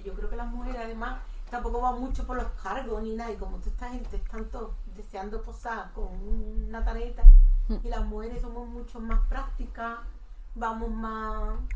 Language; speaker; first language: Spanish; native; Spanish